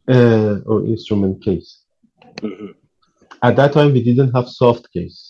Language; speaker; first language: English; non-native, fluent; Persian